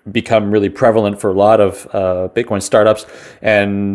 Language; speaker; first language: English; native; English